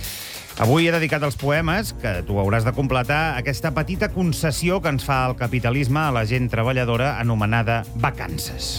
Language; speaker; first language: Catalan; native; Catalan